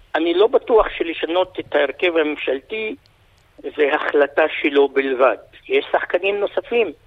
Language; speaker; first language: Hebrew; non-native, local second language; Arabic